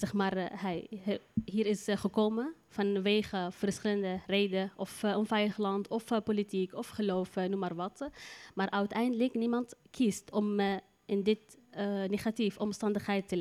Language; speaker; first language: Dutch; non-native, learner; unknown